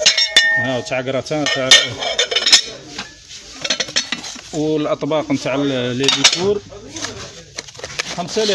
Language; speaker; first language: Arabic; native; Arabic